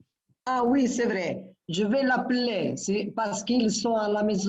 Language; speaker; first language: French; non-native, fluent; Italian